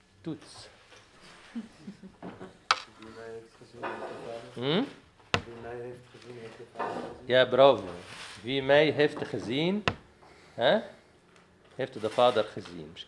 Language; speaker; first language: Dutch; non-native, fluent; Arabic